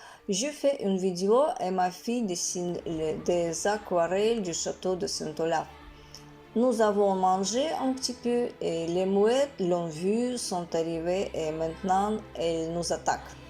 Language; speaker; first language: French; non-native, fluent; Russian